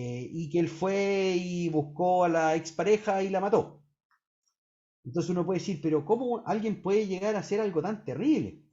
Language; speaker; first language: Spanish; native; Spanish